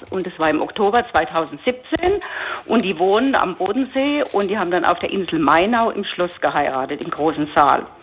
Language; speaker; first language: German; native; German